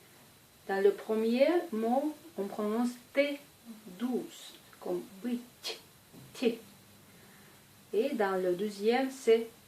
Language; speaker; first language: French; non-native, fluent; Russian